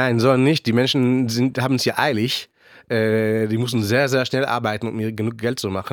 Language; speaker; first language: German; non-native, fluent; Hebrew